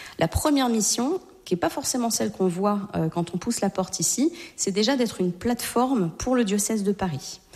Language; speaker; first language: French; native; French